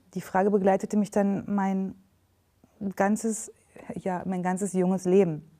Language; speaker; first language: German; native; German